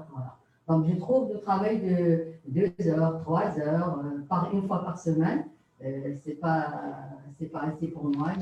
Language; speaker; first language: French; non-native, learner; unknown